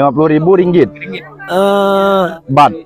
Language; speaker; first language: Indonesian; native; Indonesian